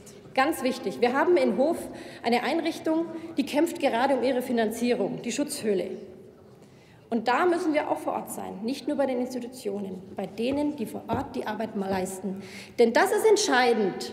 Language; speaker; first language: German; native; German